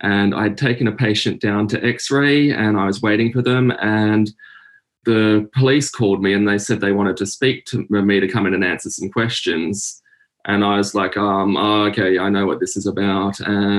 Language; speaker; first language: English; native; English